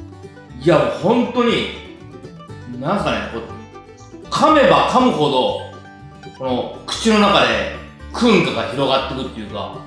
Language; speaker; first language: Japanese; native; Japanese